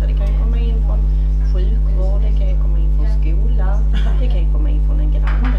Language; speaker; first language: Swedish; native; Swedish